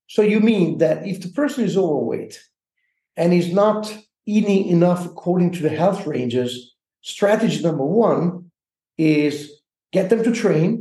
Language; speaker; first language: English; non-native, fluent; Italian